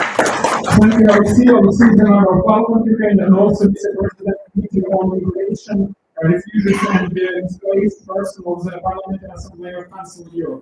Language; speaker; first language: English; non-native, learner; Russian